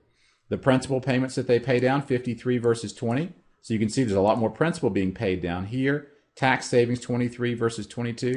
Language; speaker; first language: English; native; English